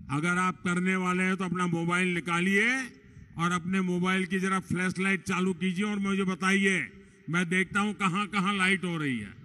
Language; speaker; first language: Hindi; non-native, local second language; Gujarati